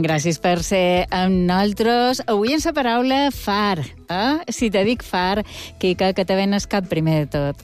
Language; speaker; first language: Catalan; native; Catalan